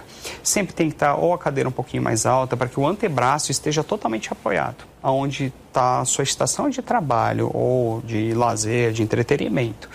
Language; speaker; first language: Portuguese; native; Portuguese